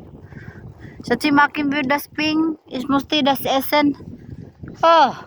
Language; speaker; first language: German; non-native, learner; Cebuano